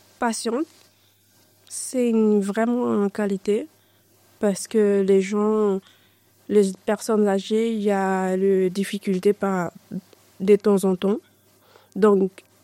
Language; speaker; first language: French; non-native, learner; Dutch